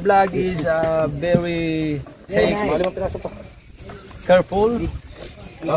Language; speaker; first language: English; non-native, learner; Filipino